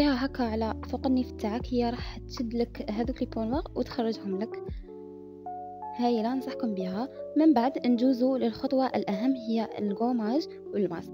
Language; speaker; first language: Arabic; native; Arabic